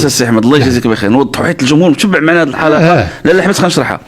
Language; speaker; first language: Arabic; native; Arabic